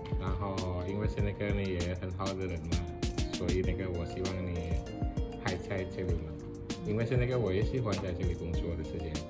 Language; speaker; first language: Chinese; non-native, fluent; Indonesian